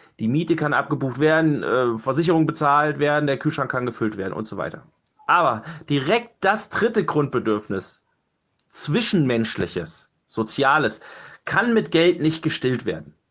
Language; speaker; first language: German; native; German